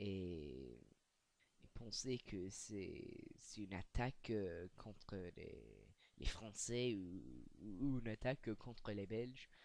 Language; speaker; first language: French; non-native, learner; English